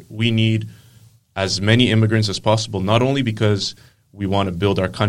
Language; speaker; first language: English; non-native, fluent; Greek